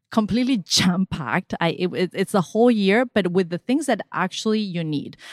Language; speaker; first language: English; early bilingual, other home language; Spanish